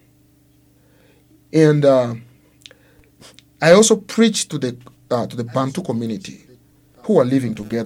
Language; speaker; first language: English; non-native, fluent; Luo (Kenya and Tanzania)